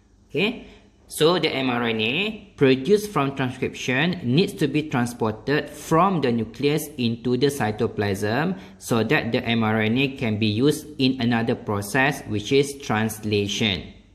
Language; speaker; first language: English; non-native, local second language; Malay